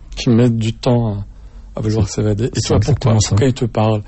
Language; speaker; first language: French; native; French